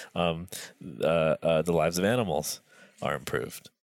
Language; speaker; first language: English; native; English